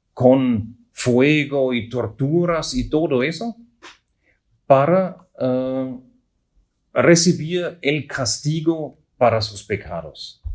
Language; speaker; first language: Spanish; non-native, fluent; German